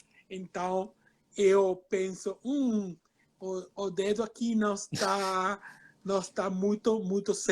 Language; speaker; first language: Portuguese; non-native, fluent; Spanish